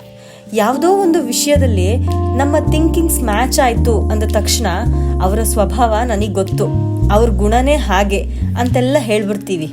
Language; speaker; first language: Kannada; native; Kannada